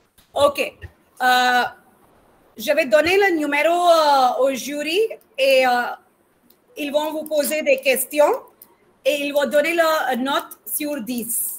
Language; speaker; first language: French; non-native, fluent; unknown